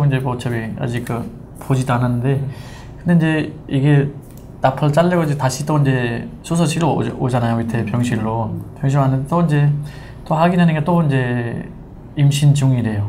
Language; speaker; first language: Korean; non-native, learner; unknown